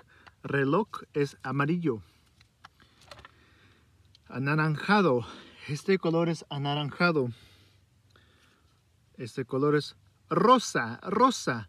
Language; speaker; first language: Spanish; early bilingual, heritage; Spanish